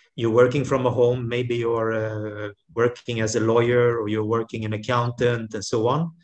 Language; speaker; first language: English; non-native, fluent; Swedish